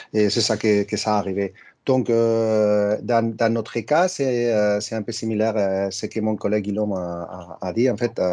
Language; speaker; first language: French; non-native, fluent; Spanish